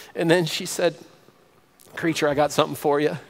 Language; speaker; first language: English; native; English